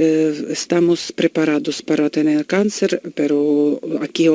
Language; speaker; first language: Spanish; non-native, learner; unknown